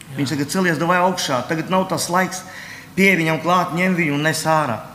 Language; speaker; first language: Latvian; non-native, local second language; Russian